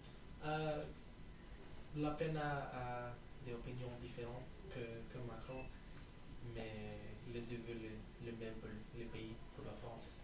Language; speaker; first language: French; non-native, learner; English